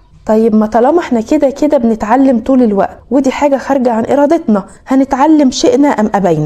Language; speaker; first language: Arabic; native; Arabic